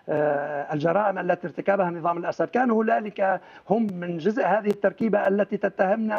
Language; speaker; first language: Arabic; native; Arabic